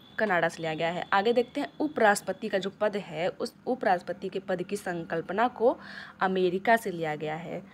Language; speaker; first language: Hindi; native; Hindi